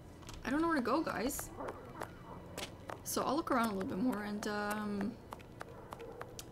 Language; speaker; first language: English; native; English